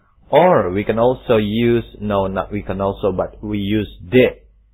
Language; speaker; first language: English; non-native, fluent; Indonesian